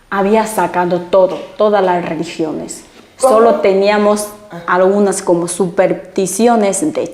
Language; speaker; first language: Spanish; non-native, fluent; Chinese